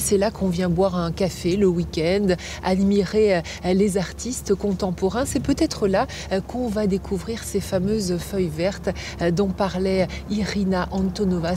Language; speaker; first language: French; native; French